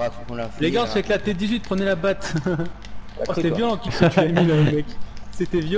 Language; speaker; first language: French; native; French